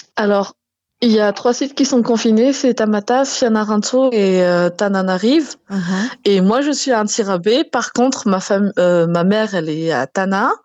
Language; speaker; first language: French; non-native, local second language; Malagasy